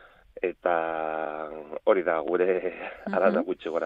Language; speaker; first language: Basque; non-native, local second language; Spanish